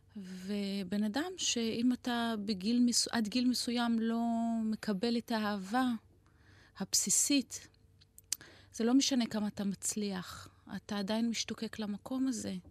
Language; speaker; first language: Hebrew; non-native, local second language; Arabic